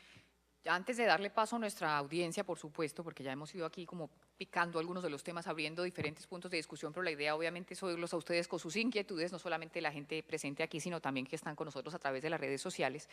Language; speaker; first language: Spanish; native; Spanish